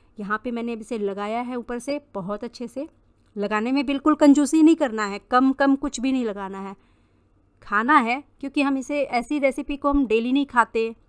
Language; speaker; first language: Hindi; native; Hindi